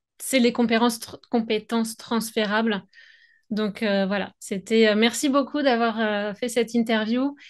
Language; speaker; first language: French; native; French